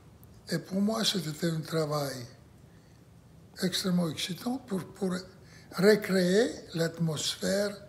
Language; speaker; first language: French; non-native, learner; Russian